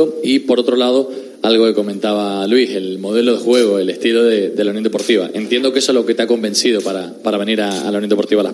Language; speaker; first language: Spanish; native; Spanish